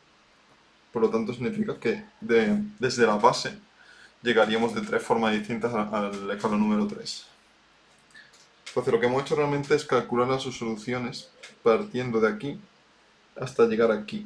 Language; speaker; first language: Spanish; native; Spanish